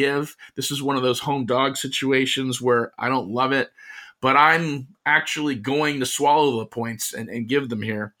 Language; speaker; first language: English; native; English